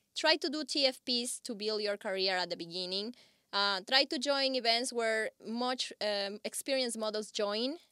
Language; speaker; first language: English; non-native, fluent; Spanish